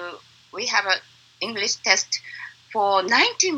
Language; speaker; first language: English; non-native, learner; Japanese